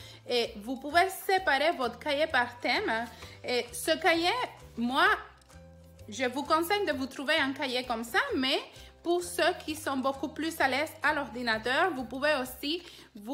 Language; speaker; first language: French; non-native, fluent; Spanish